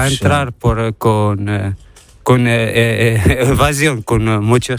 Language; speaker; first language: Spanish; non-native, learner; Arabic